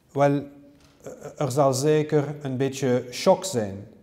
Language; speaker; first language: Dutch; non-native, learner; French